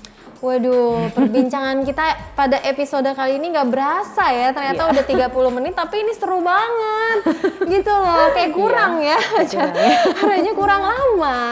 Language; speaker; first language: Indonesian; native; Indonesian